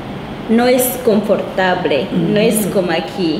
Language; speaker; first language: Spanish; non-native, local second language; Kinyarwanda